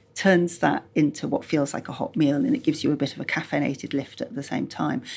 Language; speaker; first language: English; native; English